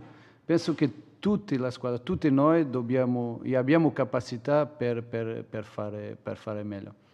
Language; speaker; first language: Italian; non-native, fluent; Portuguese